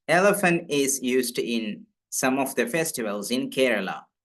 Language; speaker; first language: English; non-native, local second language; Malayalam